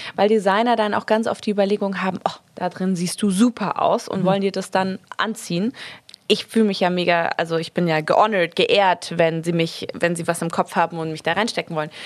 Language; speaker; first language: German; early bilingual, other home language; Spanish